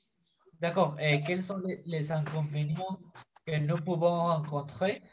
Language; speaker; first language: French; non-native, fluent; Spanish